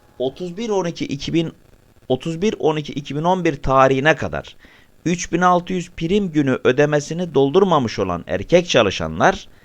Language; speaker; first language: Turkish; native; Turkish